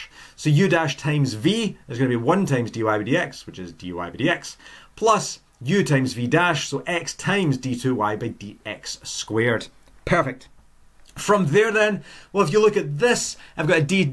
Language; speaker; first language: English; native; English